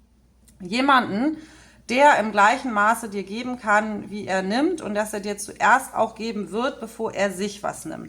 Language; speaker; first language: German; native; German